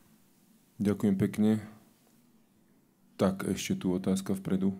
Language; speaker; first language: Slovak; native; Slovak